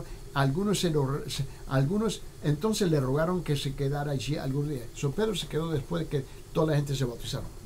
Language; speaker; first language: Spanish; early bilingual, heritage; Spanish